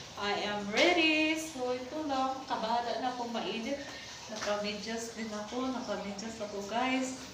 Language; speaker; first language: Filipino; non-native, local second language; Cebuano